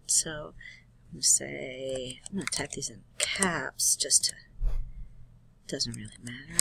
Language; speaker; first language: English; native; English